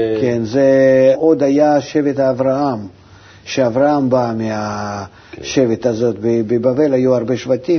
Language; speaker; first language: Hebrew; non-native, fluent; Russian